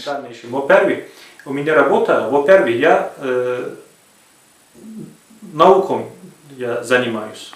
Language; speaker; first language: Russian; non-native, fluent; Turkish